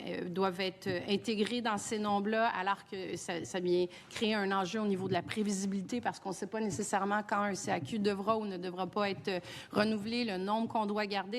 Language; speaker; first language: French; native; French